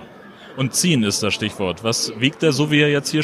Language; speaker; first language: German; native; German